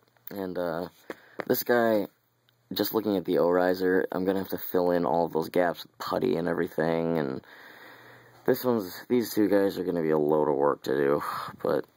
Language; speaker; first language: English; native; English